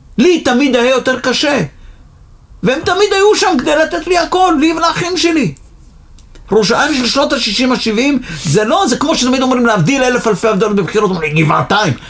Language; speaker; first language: Hebrew; native; Hebrew